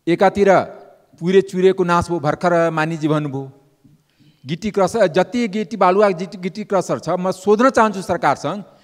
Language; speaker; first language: Nepali; non-native, local second language; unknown